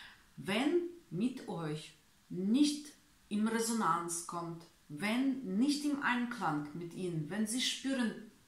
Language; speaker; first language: German; non-native, learner; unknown